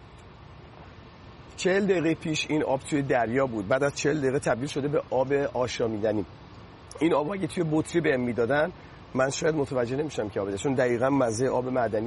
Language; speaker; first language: Persian; native; Persian